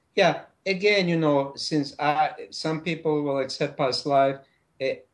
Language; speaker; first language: English; non-native, fluent; Hebrew